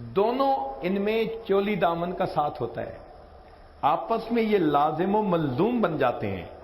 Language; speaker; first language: Urdu; non-native, local second language; Punjabi